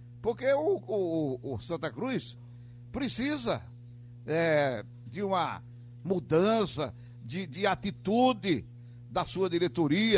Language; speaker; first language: Portuguese; native; Portuguese